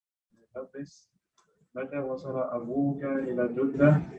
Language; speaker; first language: Arabic; non-native, learner; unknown